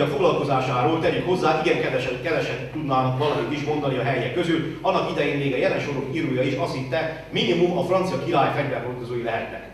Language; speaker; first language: Hungarian; native; Hungarian